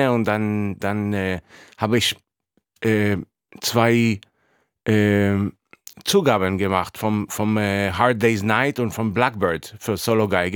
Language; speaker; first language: German; non-native, fluent; Hebrew